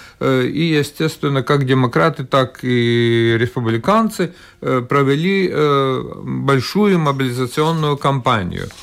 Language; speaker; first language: Russian; non-native, local second language; Latvian